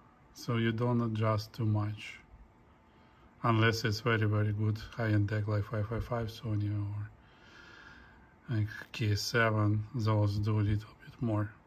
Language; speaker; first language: English; non-native, fluent; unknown